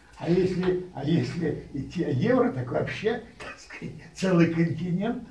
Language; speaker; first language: Russian; native; Russian